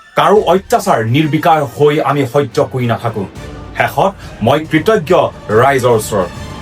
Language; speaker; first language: Assamese; non-native, local second language; Karbi